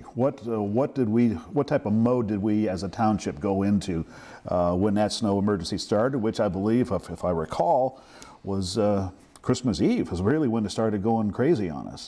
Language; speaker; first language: English; native; English